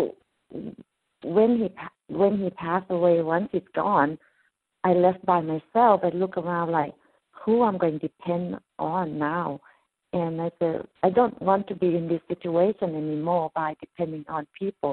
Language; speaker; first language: English; non-native, fluent; Thai